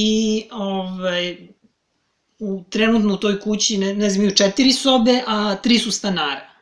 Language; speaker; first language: Serbian; native; Serbian